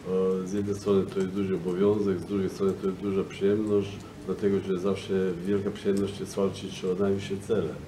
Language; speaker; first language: Polish; non-native, fluent; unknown